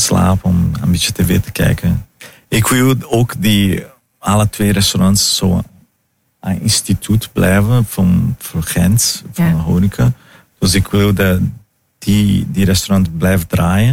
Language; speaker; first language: Dutch; non-native, fluent; Portuguese